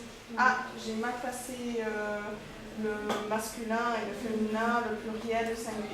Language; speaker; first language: French; non-native, fluent; Arabic